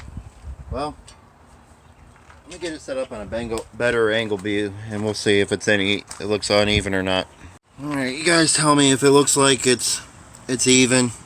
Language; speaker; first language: English; native; English